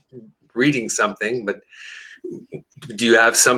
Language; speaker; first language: English; native; English